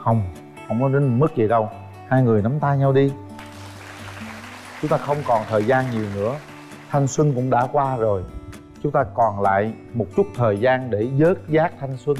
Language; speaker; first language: Vietnamese; native; Vietnamese